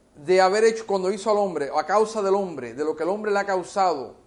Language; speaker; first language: Spanish; early bilingual, heritage; Spanish